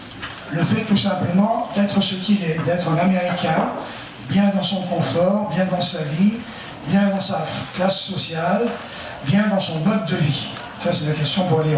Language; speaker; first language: French; native; French